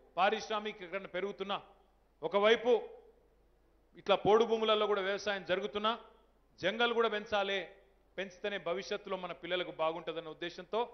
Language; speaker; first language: Telugu; native; Telugu